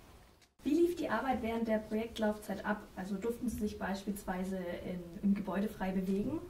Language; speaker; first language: German; native; German